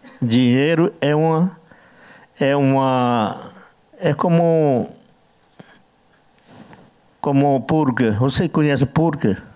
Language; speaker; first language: Portuguese; non-native, learner; Yanomámi